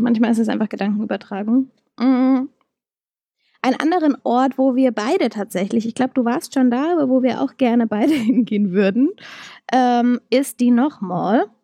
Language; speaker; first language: German; native; German